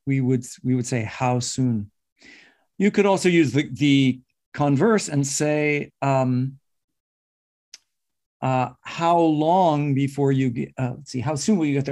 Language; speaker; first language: English; native; English